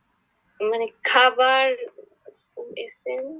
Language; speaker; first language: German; non-native, learner; Bangla